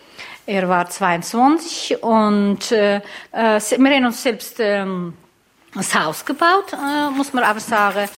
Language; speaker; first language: German; early bilingual, heritage; German